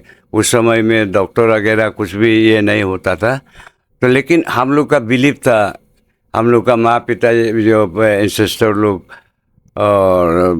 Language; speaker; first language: Hindi; non-native, local second language; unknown